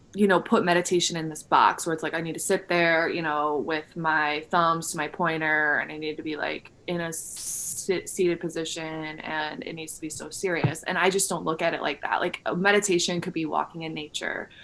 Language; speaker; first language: English; native; English